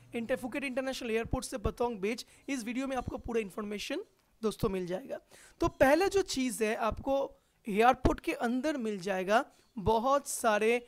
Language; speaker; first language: Hindi; non-native, local second language; Bangla